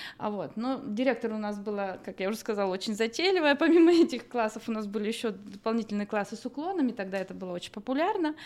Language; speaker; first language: Russian; native; Russian